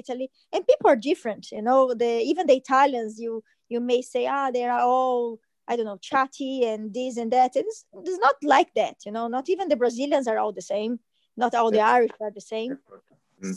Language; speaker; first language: English; non-native, fluent; Portuguese